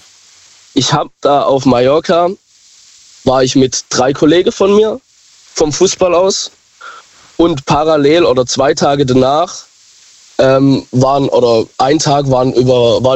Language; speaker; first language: German; native; German